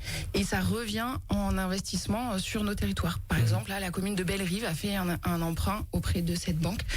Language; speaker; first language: French; native; French